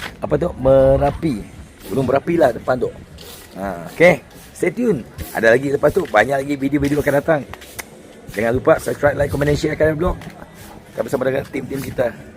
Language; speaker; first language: Malay; native; Malay